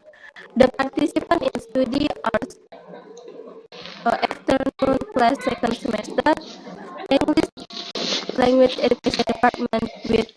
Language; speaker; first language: English; non-native, learner; Indonesian